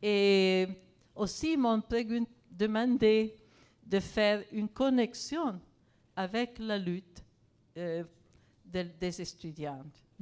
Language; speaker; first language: French; non-native, fluent; Italian